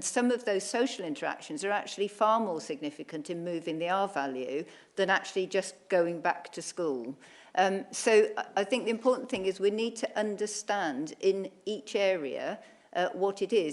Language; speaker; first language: English; native; English